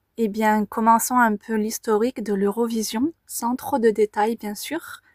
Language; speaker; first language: French; native; French